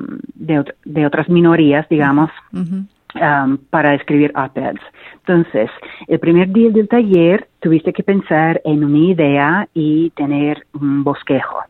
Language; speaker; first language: Spanish; non-native, fluent; English